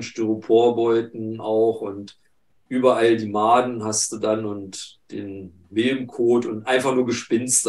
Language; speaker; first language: German; native; German